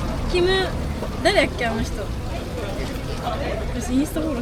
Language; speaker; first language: Japanese; native; Japanese